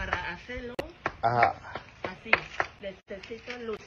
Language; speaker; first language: Spanish; non-native, learner; Thai